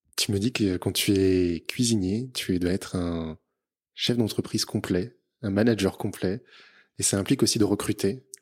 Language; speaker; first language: French; native; French